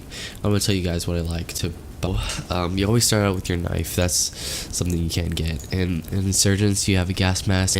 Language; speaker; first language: English; native; English